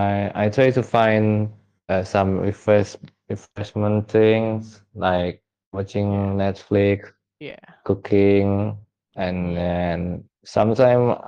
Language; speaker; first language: English; non-native, fluent; Indonesian